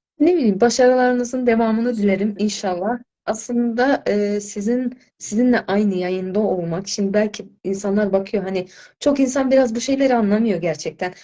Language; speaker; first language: Turkish; non-native, fluent; Azerbaijani